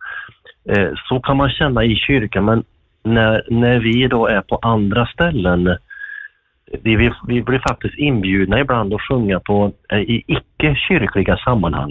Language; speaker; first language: Swedish; native; Swedish